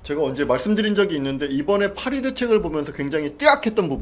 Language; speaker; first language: Korean; native; Korean